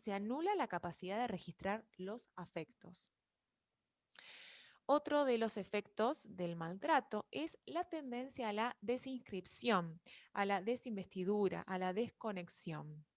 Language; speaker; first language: Spanish; native; Spanish